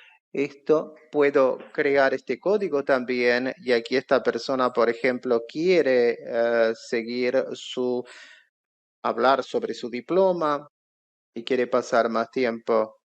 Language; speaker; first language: Spanish; non-native, fluent; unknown